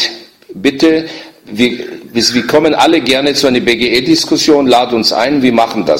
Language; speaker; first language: German; native; German